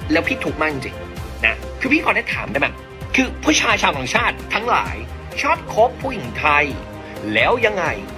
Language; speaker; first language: Thai; non-native, fluent; English